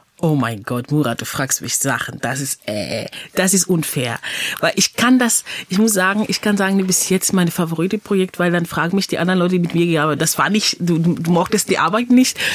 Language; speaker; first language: German; non-native, fluent; English